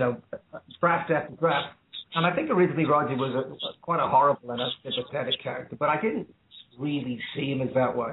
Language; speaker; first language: English; native; English